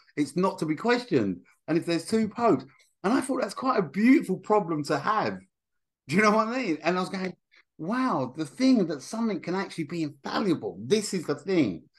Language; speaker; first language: English; native; English